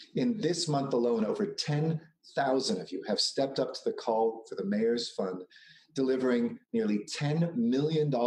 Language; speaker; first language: English; native; English